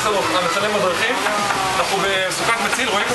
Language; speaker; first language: Hebrew; native; Hebrew